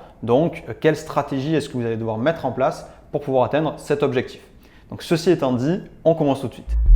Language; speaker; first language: French; native; French